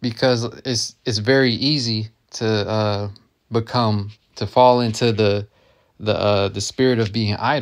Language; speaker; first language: English; native; English